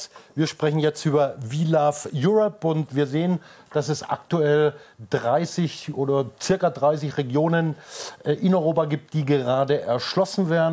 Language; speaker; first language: German; native; German